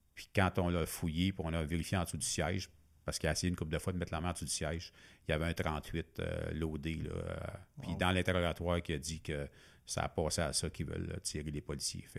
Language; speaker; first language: French; native; French